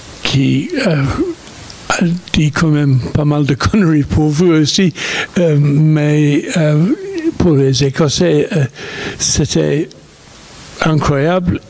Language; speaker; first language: French; non-native, fluent; English